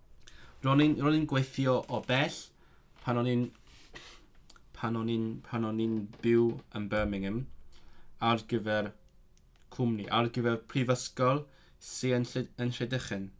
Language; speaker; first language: Welsh; non-native, learner; Cantonese